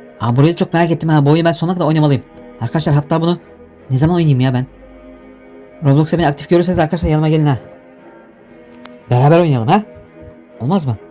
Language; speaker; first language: Turkish; native; Turkish